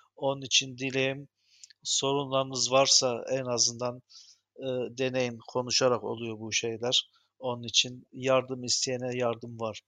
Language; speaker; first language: Turkish; early bilingual, heritage; Turkish